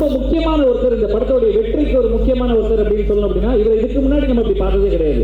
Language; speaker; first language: Tamil; native; Tamil